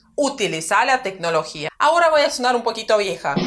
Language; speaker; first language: Spanish; non-native, fluent; Russian